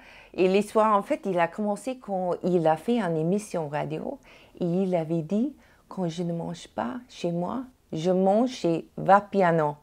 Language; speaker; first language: French; non-native, fluent; English